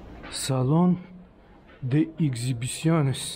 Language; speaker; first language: Spanish; non-native, learner; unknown